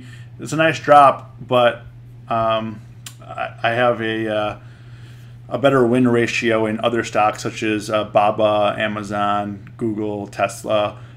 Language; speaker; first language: English; native; English